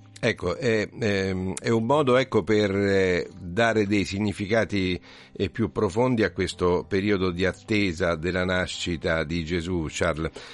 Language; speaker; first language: Italian; native; Italian